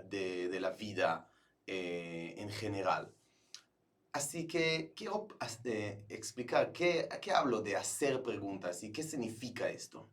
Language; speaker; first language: Spanish; non-native, fluent; Hebrew